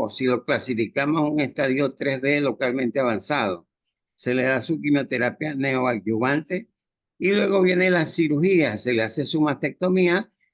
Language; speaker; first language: Spanish; native; Spanish